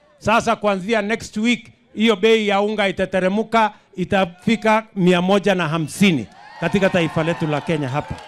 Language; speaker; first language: Swahili; non-native, local second language; Kalenjin